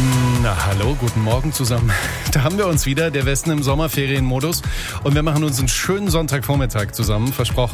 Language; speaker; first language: German; native; German